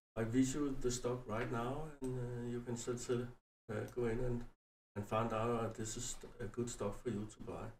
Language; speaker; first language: English; non-native, learner; Danish